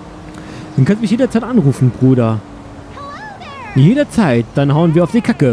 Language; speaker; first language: German; native; German